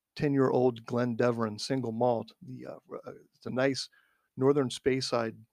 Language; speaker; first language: English; native; English